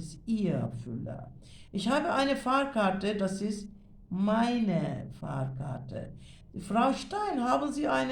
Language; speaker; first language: German; non-native, fluent; Turkish